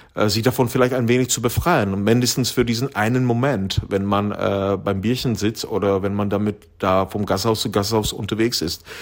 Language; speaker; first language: German; non-native, fluent; Czech